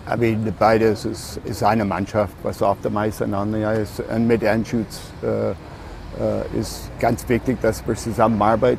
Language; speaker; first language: German; non-native, learner; English